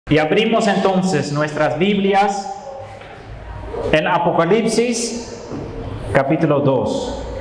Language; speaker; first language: Spanish; non-native, fluent; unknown